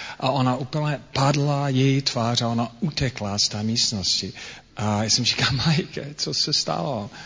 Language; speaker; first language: Czech; non-native, fluent; English